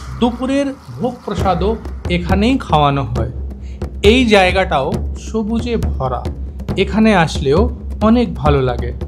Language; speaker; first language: Bangla; non-native, fluent; Hindi